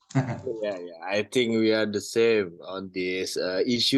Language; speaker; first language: English; non-native, fluent; Indonesian